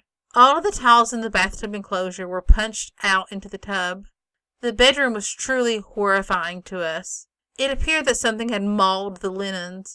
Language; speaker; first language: English; native; English